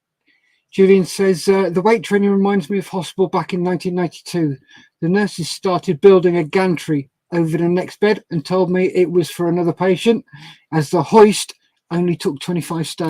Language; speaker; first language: English; native; English